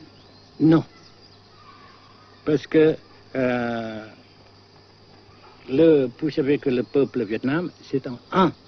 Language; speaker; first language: French; non-native, local second language; Vietnamese